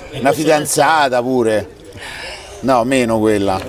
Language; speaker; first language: Italian; native; Italian